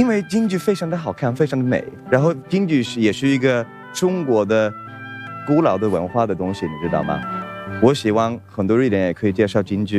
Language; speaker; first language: Chinese; non-native, fluent; Swedish